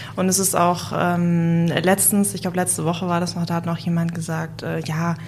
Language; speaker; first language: German; native; German